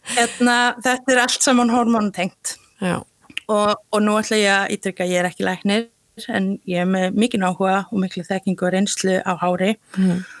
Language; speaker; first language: Icelandic; native; Icelandic